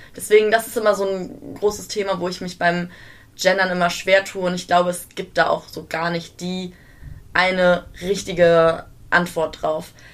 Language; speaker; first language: German; native; German